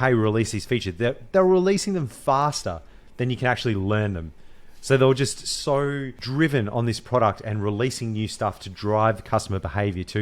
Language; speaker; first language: English; native; English